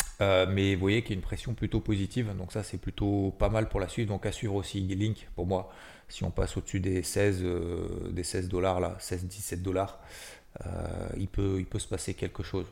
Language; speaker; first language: French; native; French